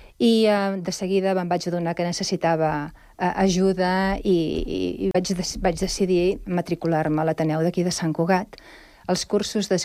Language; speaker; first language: Catalan; native; Catalan